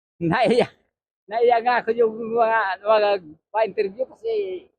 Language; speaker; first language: Filipino; non-native, local second language; Bikol